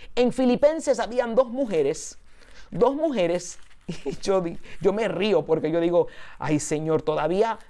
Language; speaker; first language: Spanish; early bilingual, heritage; Spanish